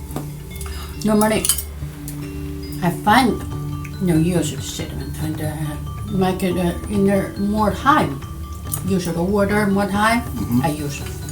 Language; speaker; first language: English; non-native, learner; Chinese